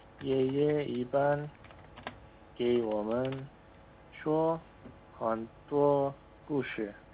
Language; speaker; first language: Chinese; non-native, learner; Korean